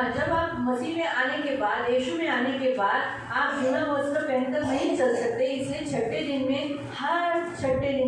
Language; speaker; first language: Hindi; non-native, local second language; Marathi